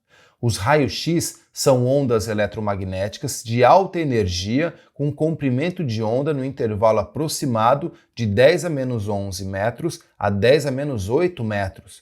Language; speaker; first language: Portuguese; native; Portuguese